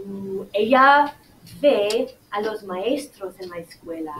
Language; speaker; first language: Spanish; non-native, fluent; English